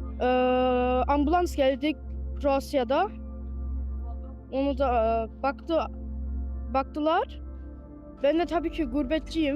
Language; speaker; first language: Turkish; early bilingual, heritage; Turkish